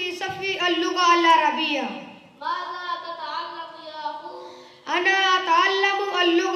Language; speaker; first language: Arabic; non-native, learner; Urdu